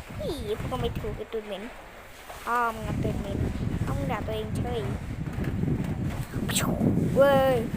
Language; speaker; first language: Thai; native; Thai